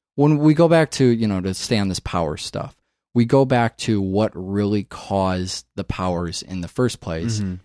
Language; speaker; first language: English; native; English